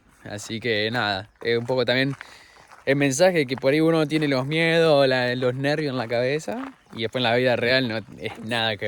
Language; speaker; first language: Spanish; native; Spanish